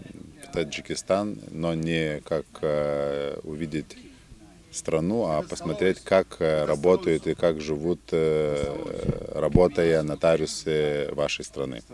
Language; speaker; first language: Russian; non-native, fluent; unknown